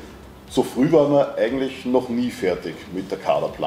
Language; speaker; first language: German; native; German